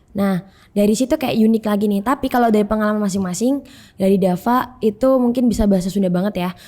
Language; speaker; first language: Indonesian; native; Indonesian